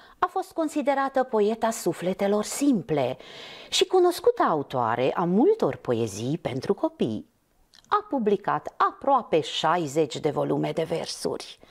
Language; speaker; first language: Romanian; non-native, local second language; Hungarian